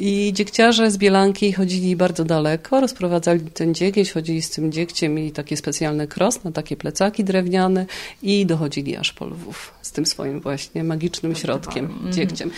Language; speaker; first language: Polish; native; Polish